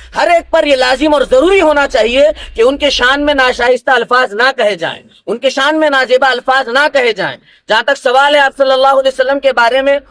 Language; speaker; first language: Urdu; native; Urdu